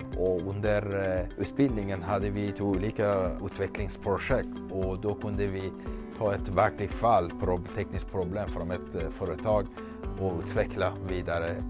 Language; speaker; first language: Swedish; non-native, fluent; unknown